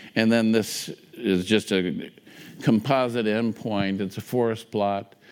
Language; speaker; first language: English; native; English